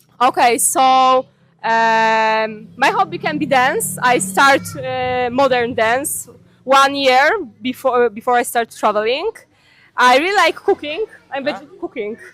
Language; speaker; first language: English; non-native, fluent; Polish